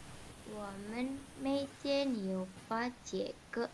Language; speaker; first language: Chinese; non-native, learner; Indonesian